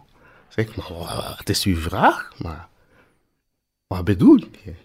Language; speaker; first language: Dutch; non-native, fluent; Swahili